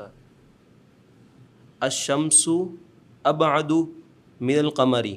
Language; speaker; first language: Arabic; non-native, learner; Urdu